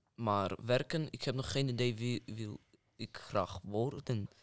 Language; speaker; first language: Dutch; non-native, fluent; Ukrainian